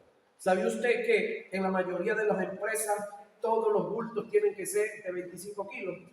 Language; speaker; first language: Spanish; native; Spanish